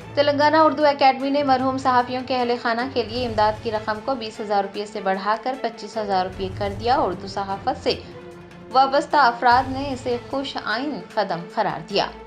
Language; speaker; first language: Urdu; native; Urdu